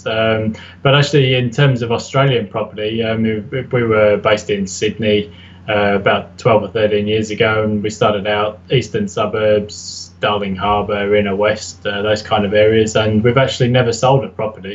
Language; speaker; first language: English; native; English